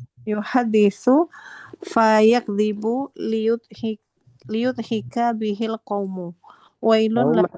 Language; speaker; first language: Arabic; non-native, learner; Indonesian